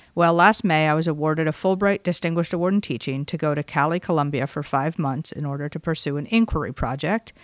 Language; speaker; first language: English; native; English